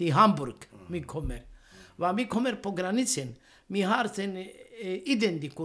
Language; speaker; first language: Swedish; non-native, learner; Romany